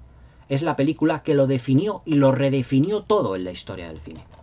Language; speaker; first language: Spanish; native; Spanish